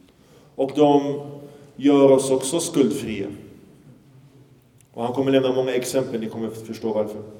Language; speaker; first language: Swedish; early bilingual, other home language; Arabic